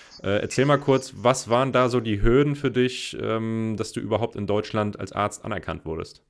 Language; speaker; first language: German; native; German